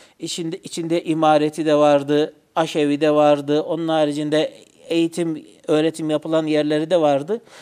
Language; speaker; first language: Turkish; native; Turkish